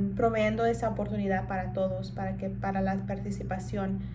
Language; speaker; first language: Spanish; early bilingual, heritage; Spanish